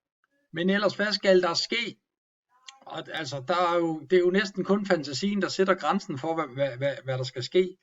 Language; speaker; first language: Danish; native; Danish